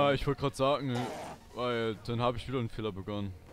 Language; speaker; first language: German; native; German